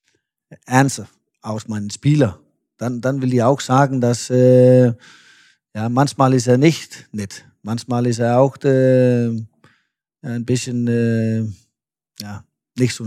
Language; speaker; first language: German; non-native, fluent; Danish